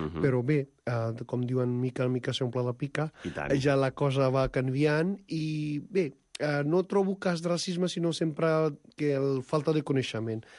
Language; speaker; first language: Catalan; non-native, fluent; Punjabi